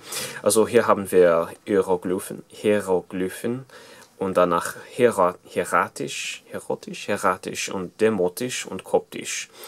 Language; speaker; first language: German; non-native, fluent; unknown